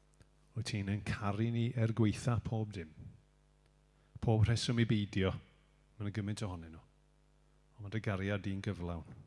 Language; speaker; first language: Welsh; native; Welsh